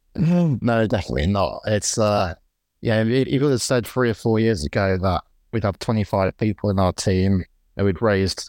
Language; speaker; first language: English; native; English